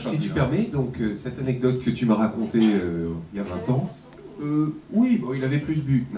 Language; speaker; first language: French; native; French